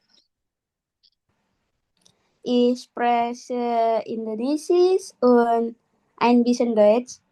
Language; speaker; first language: German; non-native, learner; Indonesian